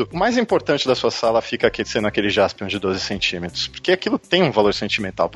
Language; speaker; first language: Portuguese; native; Portuguese